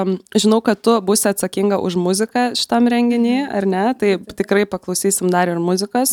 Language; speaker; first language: Lithuanian; native; Lithuanian